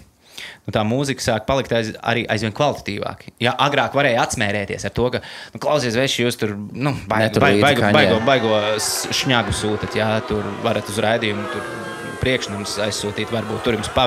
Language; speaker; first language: Latvian; native; Latvian